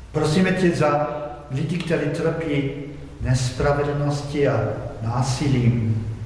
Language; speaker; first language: Czech; non-native, fluent; German